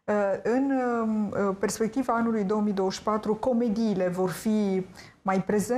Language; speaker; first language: Romanian; native; Romanian